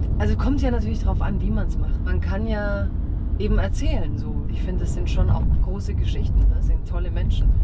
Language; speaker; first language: German; early bilingual, other home language; Croatian